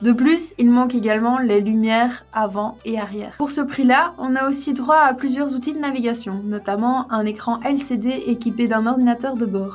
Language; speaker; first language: French; native; French